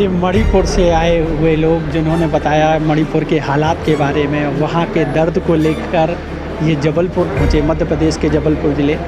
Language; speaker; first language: Hindi; native; Hindi